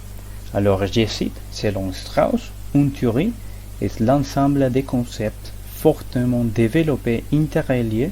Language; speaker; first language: French; non-native, learner; Spanish